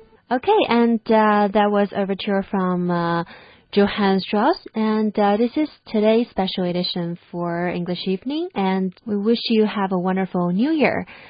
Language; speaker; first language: English; non-native, fluent; Chinese